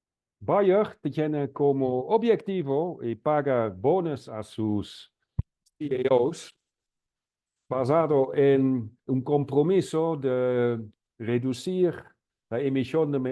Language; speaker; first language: Spanish; non-native, fluent; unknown